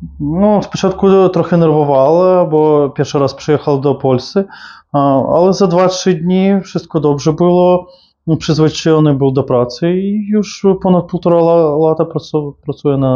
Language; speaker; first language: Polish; non-native, learner; Ukrainian